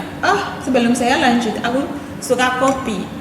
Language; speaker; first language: Indonesian; non-native, fluent; English